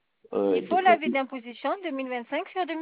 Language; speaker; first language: French; native; French